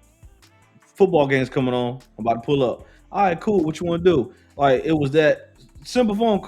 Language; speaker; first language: English; native; English